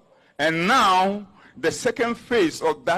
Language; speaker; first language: English; native; English